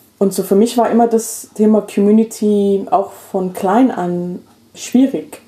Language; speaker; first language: German; non-native, fluent; English